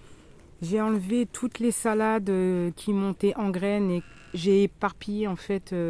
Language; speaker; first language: French; native; French